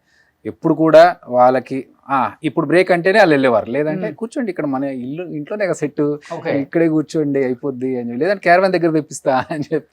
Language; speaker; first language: Telugu; native; Telugu